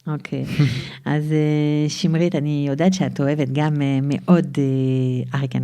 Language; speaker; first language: Hebrew; non-native, fluent; French